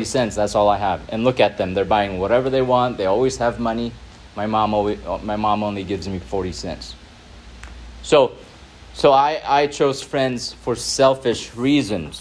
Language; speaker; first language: English; non-native, local second language; Filipino